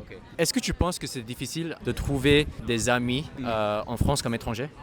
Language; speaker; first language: French; non-native, fluent; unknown